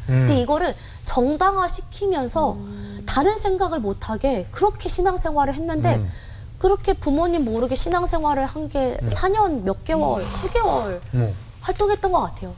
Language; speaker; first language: Korean; native; Korean